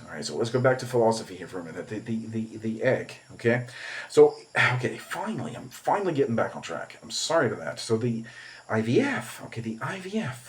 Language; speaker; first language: English; native; English